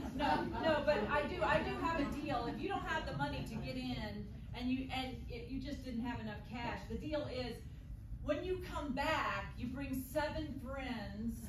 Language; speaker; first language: English; native; English